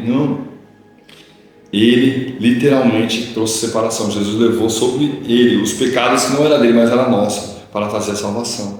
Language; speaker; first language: Portuguese; native; Portuguese